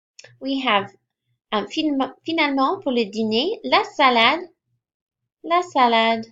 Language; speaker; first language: French; non-native, fluent; English